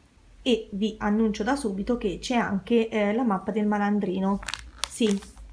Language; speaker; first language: Italian; native; Italian